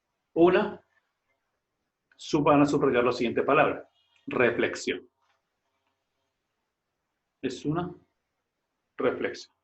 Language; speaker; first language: Spanish; native; Spanish